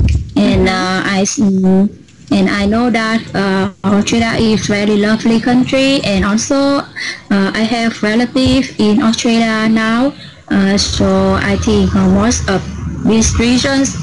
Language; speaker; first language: English; non-native, learner; Vietnamese